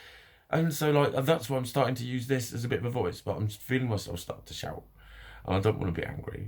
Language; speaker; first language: English; native; English